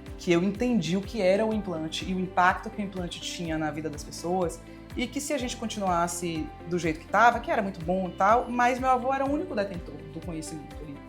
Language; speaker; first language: Portuguese; early bilingual, heritage; Portuguese